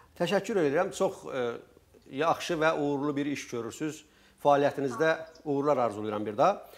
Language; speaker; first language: Azerbaijani; native; Azerbaijani